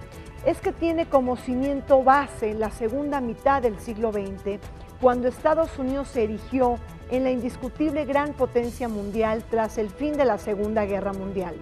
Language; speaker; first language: Spanish; native; Spanish